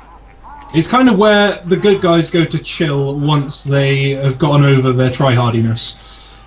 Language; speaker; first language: English; native; English